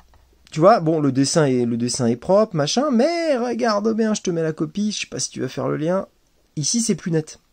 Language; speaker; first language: French; native; French